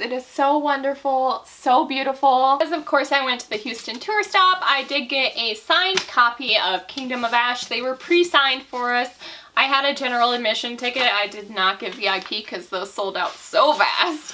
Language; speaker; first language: English; native; English